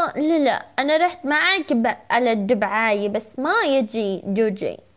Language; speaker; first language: Arabic; non-native, learner; Turkish